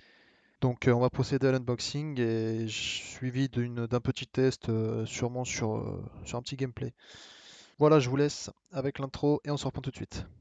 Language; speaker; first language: French; native; French